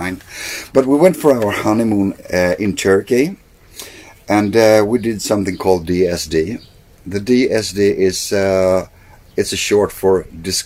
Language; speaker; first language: English; non-native, fluent; Swedish